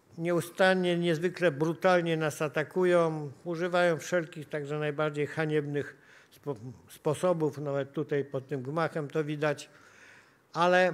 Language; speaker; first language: Polish; native; Polish